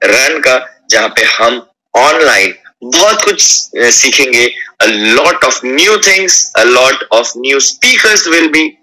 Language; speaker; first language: Hindi; native; Hindi